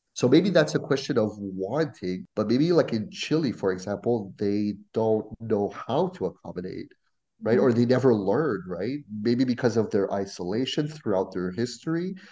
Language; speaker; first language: English; non-native, fluent; French